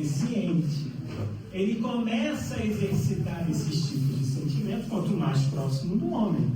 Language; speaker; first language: Portuguese; native; Portuguese